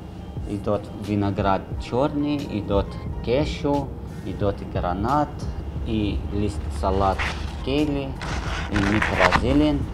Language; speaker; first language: Russian; non-native, learner; Arabic